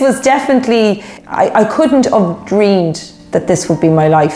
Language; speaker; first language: English; native; English